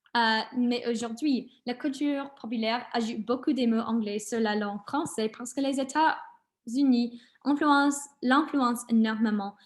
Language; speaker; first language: French; non-native, learner; English